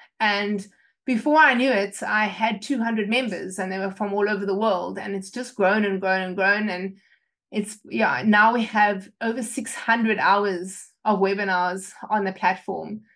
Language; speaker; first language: English; native; English